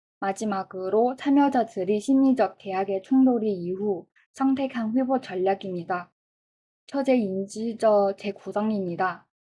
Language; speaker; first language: Korean; non-native, fluent; Chinese